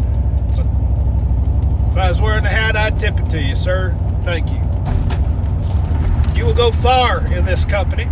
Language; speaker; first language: English; native; English